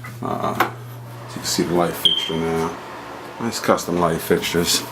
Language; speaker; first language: English; native; English